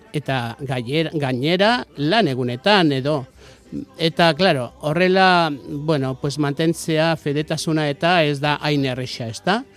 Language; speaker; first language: Basque; non-native, local second language; Spanish